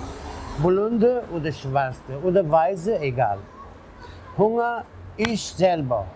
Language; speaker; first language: German; non-native, learner; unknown